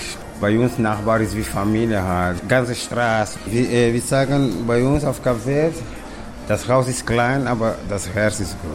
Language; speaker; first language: German; non-native, learner; Kabuverdianu